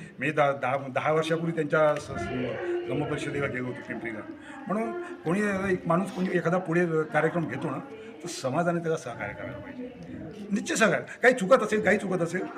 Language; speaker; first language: Marathi; native; Marathi